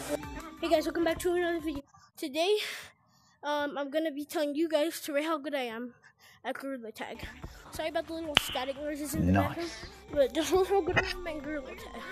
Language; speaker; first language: English; native; English